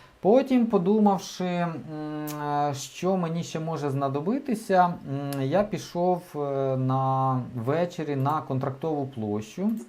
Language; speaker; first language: Ukrainian; native; Ukrainian